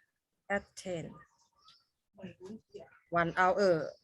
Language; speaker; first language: English; non-native, learner; Thai